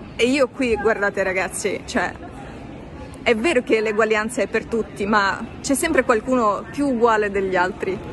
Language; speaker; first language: Italian; non-native, fluent; Russian